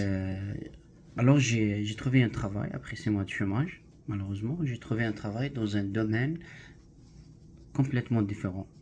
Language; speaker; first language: French; non-native, learner; Arabic